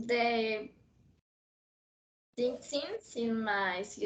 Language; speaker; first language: English; non-native, learner; Spanish